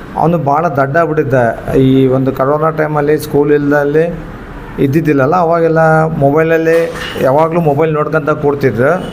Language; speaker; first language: Kannada; native; Kannada